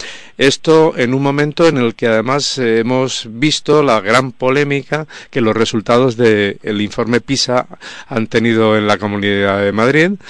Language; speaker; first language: Spanish; native; Spanish